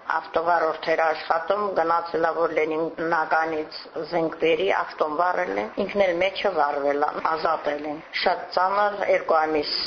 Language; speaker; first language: Armenian; native; Armenian